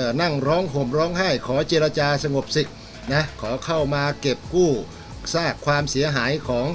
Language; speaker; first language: Thai; native; Thai